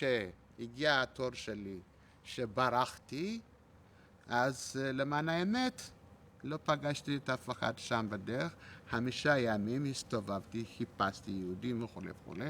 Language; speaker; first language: Hebrew; non-native, fluent; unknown